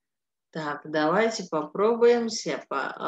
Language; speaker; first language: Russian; non-native, fluent; Indonesian